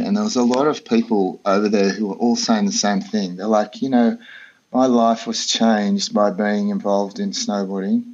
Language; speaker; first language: English; native; English